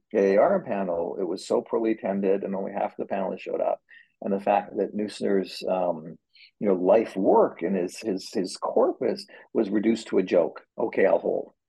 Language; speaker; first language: English; native; English